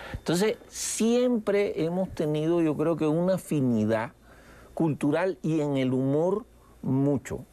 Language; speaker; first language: Spanish; native; Spanish